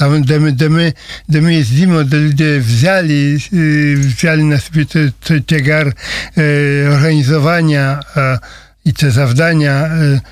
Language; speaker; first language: Ukrainian; non-native, learner; Polish